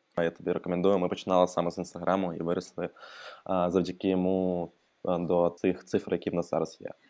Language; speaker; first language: Ukrainian; non-native, local second language; Russian